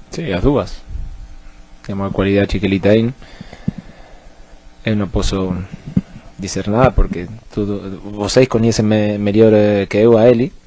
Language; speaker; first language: Portuguese; non-native, fluent; Spanish